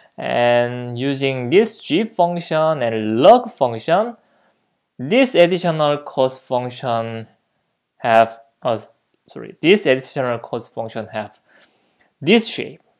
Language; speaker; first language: English; non-native, fluent; Korean